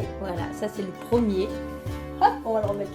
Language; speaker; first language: French; native; French